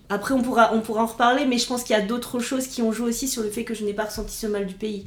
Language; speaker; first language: French; native; French